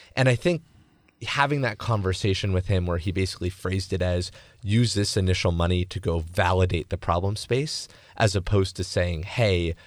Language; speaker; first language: English; native; English